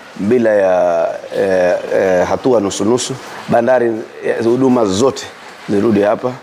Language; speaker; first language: Swahili; native; Swahili